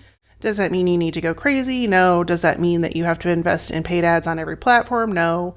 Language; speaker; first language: English; native; English